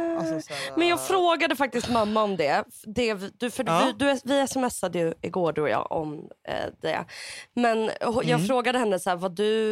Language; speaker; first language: Swedish; native; Swedish